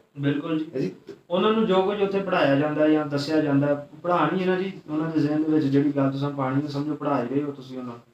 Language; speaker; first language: Punjabi; native; Punjabi